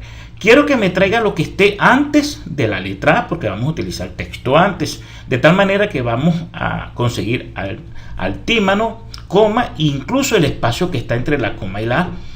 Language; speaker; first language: Spanish; native; Spanish